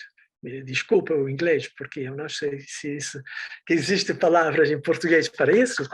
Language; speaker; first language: Portuguese; non-native, fluent; Dutch